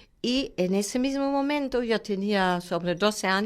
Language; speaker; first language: Spanish; non-native, fluent; German